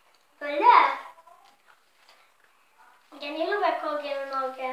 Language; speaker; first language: Polish; early bilingual, heritage; Polish